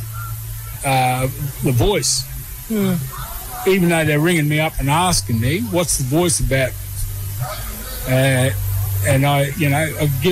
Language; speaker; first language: English; native; English